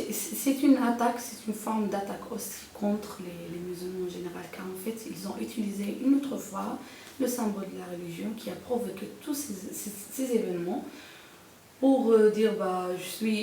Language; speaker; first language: French; non-native, local second language; Arabic